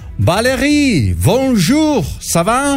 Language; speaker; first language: French; non-native, learner; Catalan